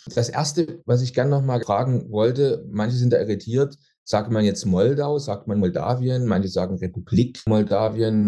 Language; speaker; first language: German; native; German